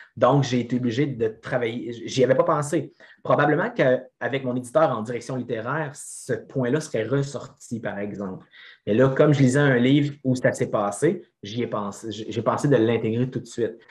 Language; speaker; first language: French; native; French